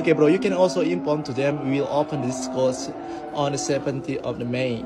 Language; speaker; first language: English; non-native, learner; Sasak